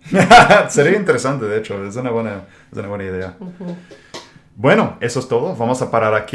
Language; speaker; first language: Spanish; non-native, fluent; English